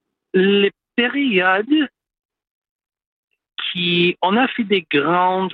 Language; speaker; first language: French; non-native, local second language; English